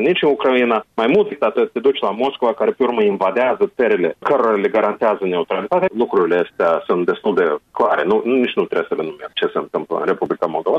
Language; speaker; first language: Romanian; native; Romanian